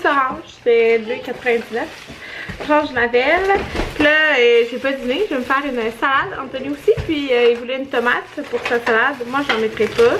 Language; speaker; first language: French; native; French